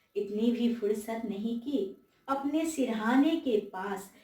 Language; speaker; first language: Hindi; non-native, local second language; Assamese